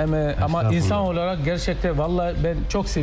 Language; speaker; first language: Turkish; non-native, learner; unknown